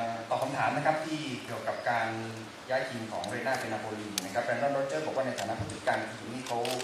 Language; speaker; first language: Thai; native; Thai